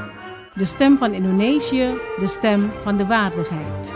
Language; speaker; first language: Dutch; non-native, fluent; Indonesian